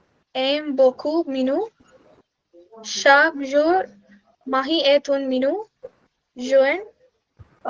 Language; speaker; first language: French; non-native, learner; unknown